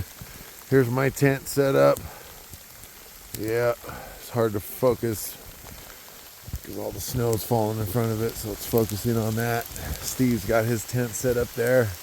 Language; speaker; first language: English; native; English